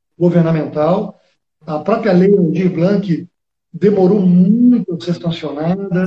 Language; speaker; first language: Portuguese; early bilingual, other home language; Spanish